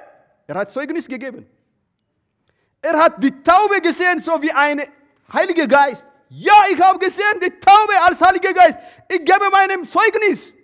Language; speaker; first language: German; non-native, learner; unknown